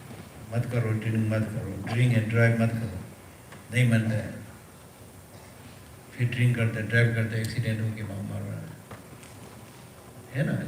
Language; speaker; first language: Hindi; early bilingual, other home language; Tibetan